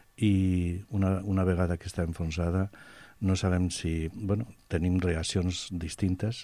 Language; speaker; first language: Catalan; non-native, local second language; Spanish